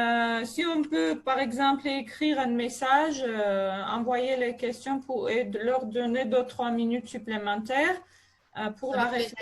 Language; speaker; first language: French; non-native, fluent; Armenian